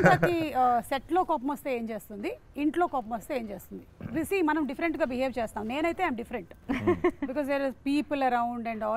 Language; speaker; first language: Telugu; native; Telugu